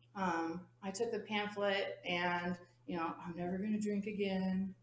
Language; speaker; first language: English; native; English